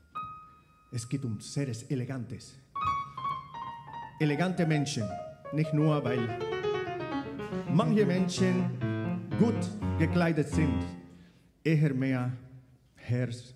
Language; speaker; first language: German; non-native, fluent; Spanish